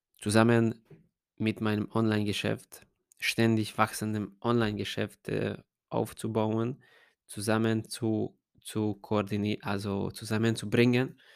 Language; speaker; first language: German; non-native, fluent; Hungarian